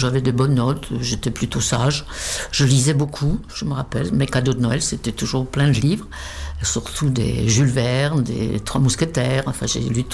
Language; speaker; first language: French; non-native, fluent; Czech